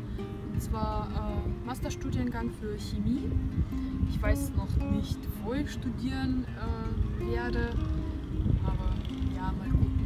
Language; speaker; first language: German; non-native, learner; Russian